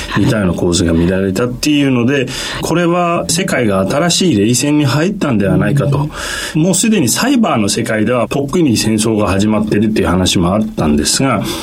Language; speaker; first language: Japanese; non-native, fluent; Turkish